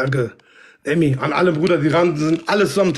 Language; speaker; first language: German; non-native, fluent; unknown